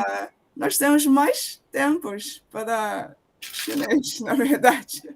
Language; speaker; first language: Portuguese; non-native, fluent; Chinese